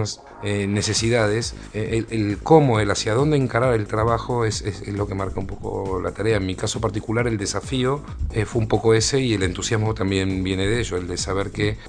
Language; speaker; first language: Spanish; native; Spanish